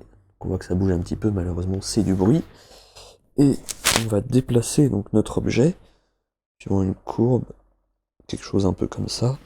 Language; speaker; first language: French; native; French